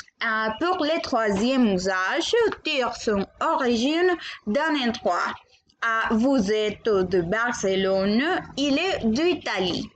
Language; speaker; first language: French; non-native, learner; Spanish